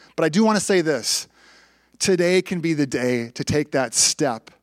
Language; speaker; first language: English; native; English